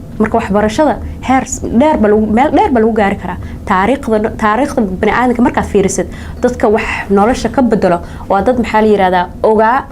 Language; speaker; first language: Somali; early bilingual, heritage; Somali